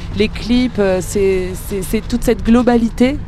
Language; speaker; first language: French; native; French